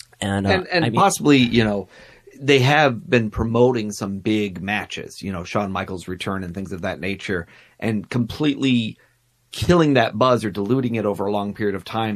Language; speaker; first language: English; native; English